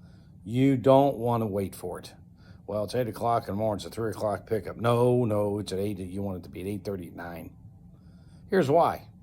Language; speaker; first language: English; native; English